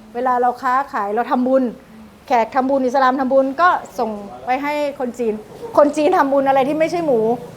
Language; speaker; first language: Thai; native; Thai